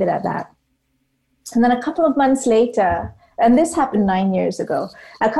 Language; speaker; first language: English; non-native, local second language; Tamil